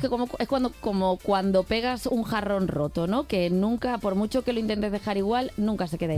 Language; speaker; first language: Spanish; native; Spanish